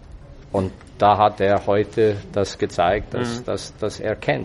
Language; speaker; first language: German; non-native, fluent; English